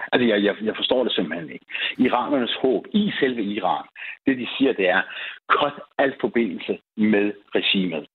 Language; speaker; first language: Danish; early bilingual, other home language; Persian